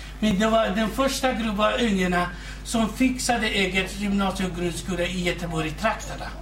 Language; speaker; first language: Swedish; non-native, fluent; Kurdish